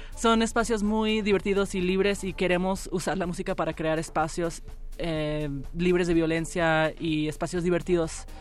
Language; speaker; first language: Spanish; early bilingual, heritage; Spanish